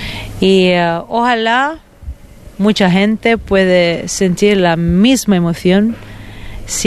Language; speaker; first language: Spanish; non-native, fluent; Italian